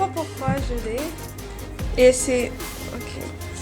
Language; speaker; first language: French; non-native, local second language; English